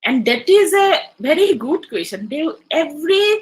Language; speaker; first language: English; non-native, local second language; Assamese